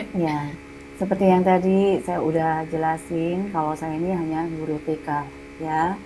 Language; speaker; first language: Indonesian; native; Indonesian